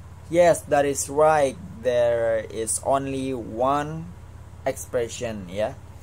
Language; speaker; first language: English; non-native, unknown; Indonesian